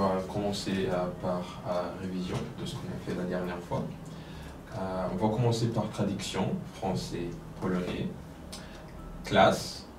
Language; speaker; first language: French; non-native, fluent; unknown